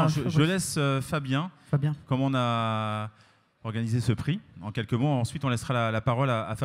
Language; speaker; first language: French; native; French